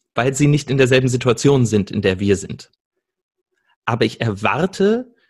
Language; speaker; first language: German; native; German